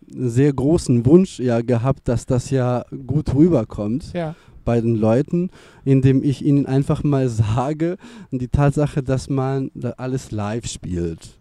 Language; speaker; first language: German; non-native, fluent; Serbian